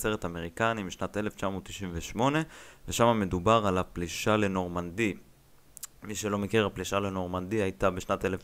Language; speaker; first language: Hebrew; native; Hebrew